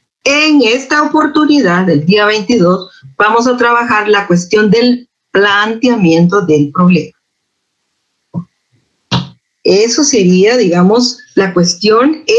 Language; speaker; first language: Spanish; native; Spanish